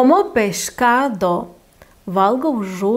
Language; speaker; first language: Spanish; non-native, fluent; Lithuanian